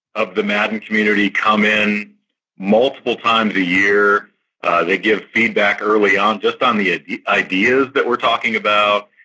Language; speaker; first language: English; native; English